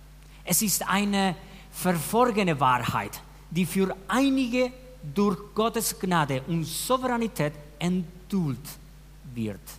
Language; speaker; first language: German; non-native, fluent; Spanish